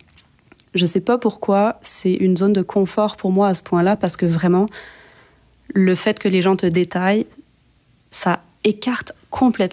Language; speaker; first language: French; native; French